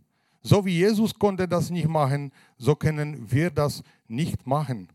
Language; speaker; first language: German; non-native, fluent; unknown